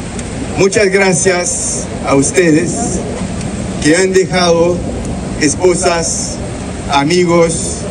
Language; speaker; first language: Spanish; non-native, fluent; French